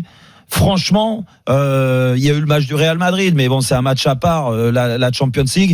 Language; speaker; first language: French; native; French